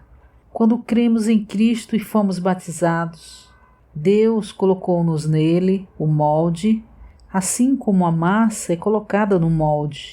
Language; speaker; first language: Portuguese; native; Portuguese